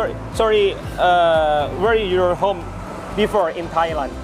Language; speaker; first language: English; non-native, learner; Indonesian